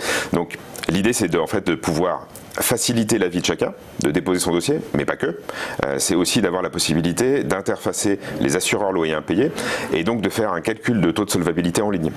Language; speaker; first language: French; native; French